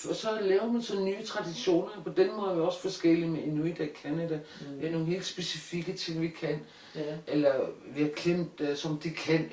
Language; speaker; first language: Danish; non-native, local second language; Kalaallisut